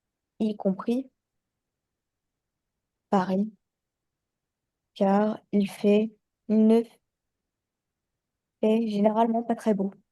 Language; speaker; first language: French; non-native, learner; Chinese